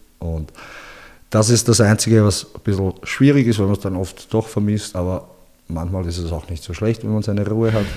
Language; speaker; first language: German; early bilingual, other home language; Bosnian